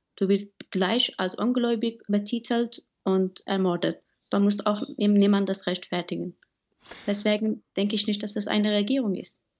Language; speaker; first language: German; early bilingual, other home language; Persian